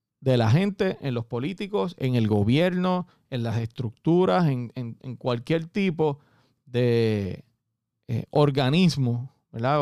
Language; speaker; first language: Spanish; native; Spanish